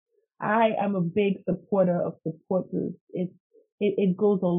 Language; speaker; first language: English; non-native, local second language; Igbo